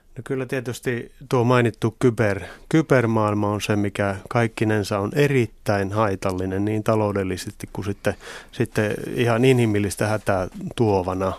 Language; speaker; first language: Finnish; native; Finnish